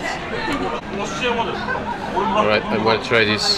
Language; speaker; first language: English; non-native, fluent; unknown